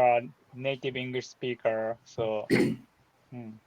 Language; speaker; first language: English; non-native, learner; Japanese